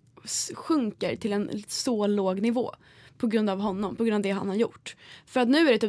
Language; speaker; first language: Swedish; native; Swedish